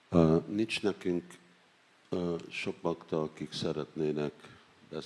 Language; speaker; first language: Hungarian; non-native, learner; English